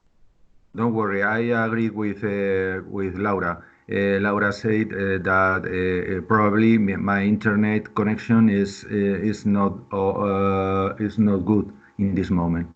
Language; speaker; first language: English; non-native, learner; Spanish